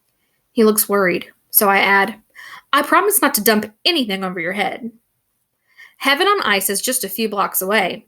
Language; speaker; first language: English; native; English